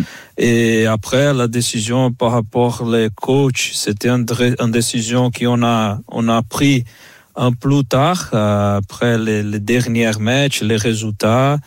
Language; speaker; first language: French; non-native, fluent; Portuguese